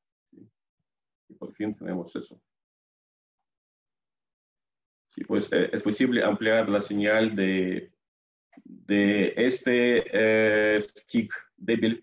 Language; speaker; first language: Spanish; non-native, fluent; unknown